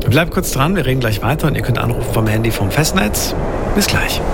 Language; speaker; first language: German; native; German